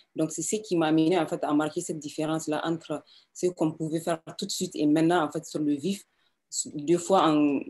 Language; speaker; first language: French; non-native, local second language; Hausa